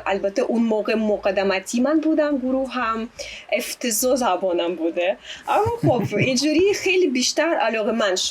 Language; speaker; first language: Persian; non-native, fluent; Russian